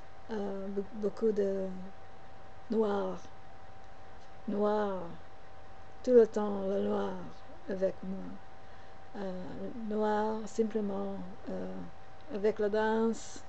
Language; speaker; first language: French; non-native, learner; English